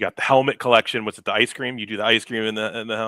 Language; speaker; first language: English; native; English